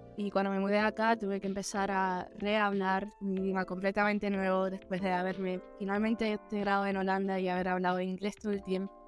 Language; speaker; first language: Spanish; early bilingual, heritage; Spanish